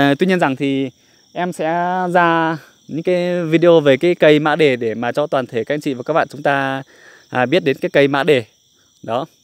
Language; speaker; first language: Vietnamese; non-native, local second language; Iu Mien